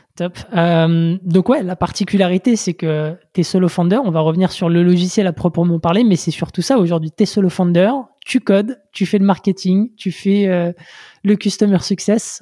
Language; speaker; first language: French; native; French